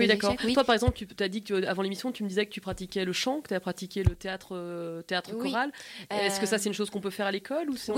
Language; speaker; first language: French; native; French